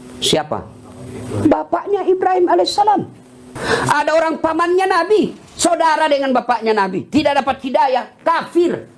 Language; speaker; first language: Indonesian; non-native, local second language; Buginese